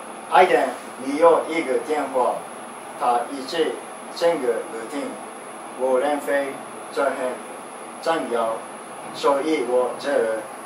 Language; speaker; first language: Chinese; non-native, learner; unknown